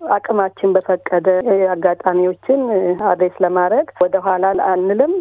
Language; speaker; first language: Amharic; native; Amharic